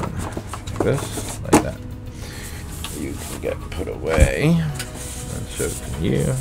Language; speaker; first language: English; native; English